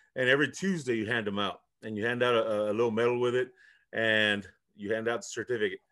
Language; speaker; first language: English; early bilingual, other home language; Spanish